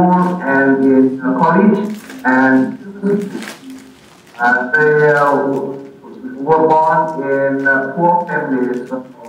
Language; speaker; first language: English; non-native, learner; Vietnamese